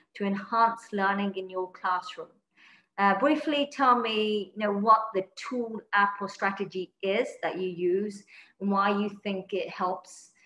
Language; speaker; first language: English; native; English